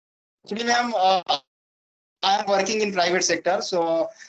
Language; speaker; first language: English; non-native, learner; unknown